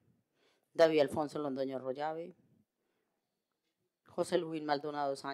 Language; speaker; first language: Spanish; native; Spanish